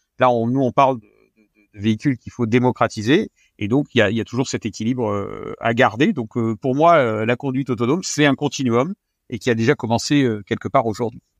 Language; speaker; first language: French; native; French